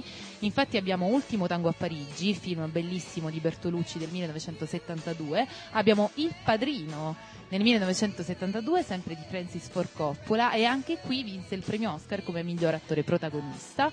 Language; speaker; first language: Italian; native; Italian